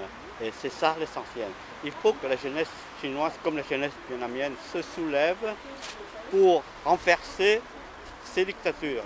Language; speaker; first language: French; non-native, fluent; Vietnamese